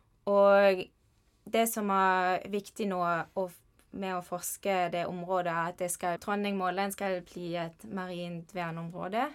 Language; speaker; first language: Norwegian; non-native, fluent; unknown